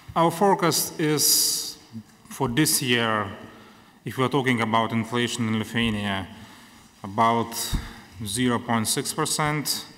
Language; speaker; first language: English; non-native, fluent; Lithuanian